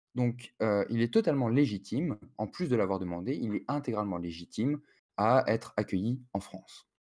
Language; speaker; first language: French; native; French